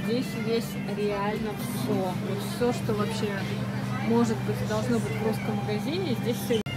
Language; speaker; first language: Russian; native; Russian